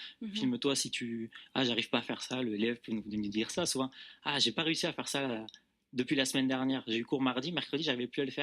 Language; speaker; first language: French; native; French